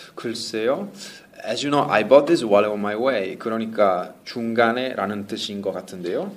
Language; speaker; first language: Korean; non-native, fluent; Italian